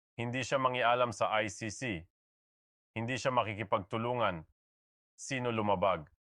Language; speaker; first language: Filipino; native; Filipino